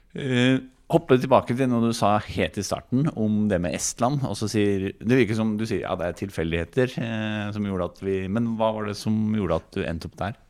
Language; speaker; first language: Norwegian; native; Norwegian